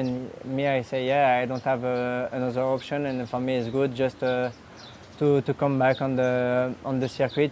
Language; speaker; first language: English; non-native, learner; French